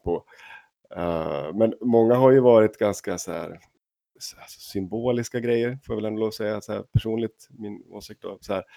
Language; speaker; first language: Swedish; native; Swedish